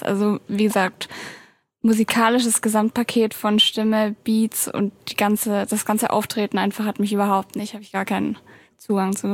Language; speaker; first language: German; native; German